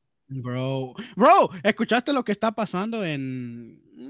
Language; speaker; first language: Spanish; early bilingual, heritage; Spanish